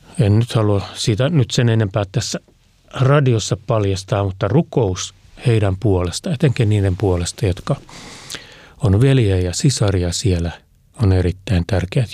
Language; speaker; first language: Finnish; native; Finnish